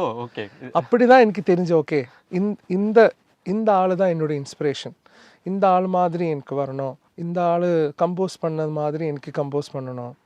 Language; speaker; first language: Tamil; non-native, learner; Malayalam